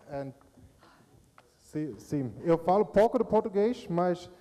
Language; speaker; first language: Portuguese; non-native, learner; German